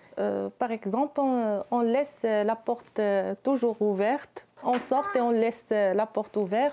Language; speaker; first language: French; non-native, local second language; Arabic